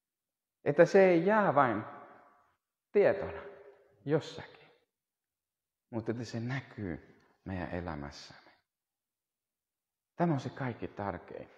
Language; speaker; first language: Finnish; non-native, fluent; Spanish